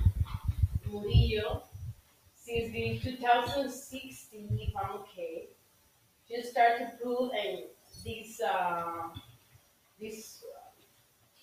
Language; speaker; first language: English; non-native, learner; Spanish